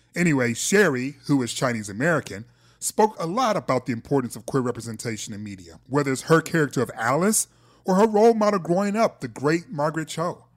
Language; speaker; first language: English; native; English